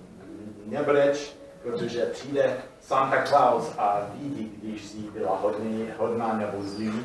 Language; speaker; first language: Czech; non-native, learner; English